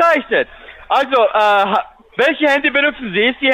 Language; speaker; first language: German; non-native, fluent; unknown